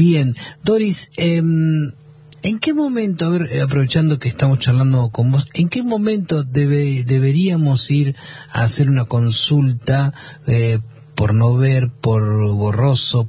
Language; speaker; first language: Spanish; native; Spanish